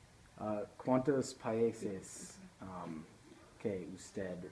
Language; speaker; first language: Spanish; non-native, learner; English